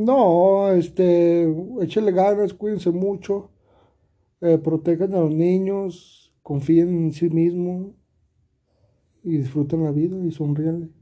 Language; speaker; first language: Spanish; native; Spanish